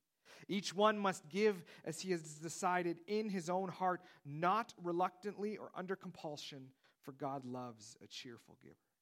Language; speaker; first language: English; native; English